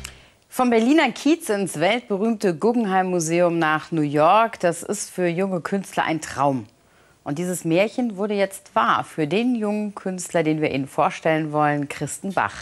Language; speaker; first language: German; native; German